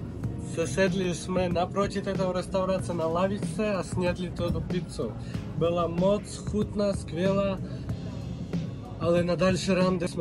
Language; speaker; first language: Czech; non-native, fluent; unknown